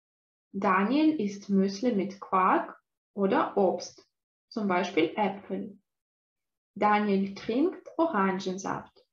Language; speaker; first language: German; non-native, fluent; Russian